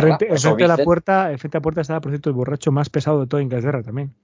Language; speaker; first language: Spanish; native; Spanish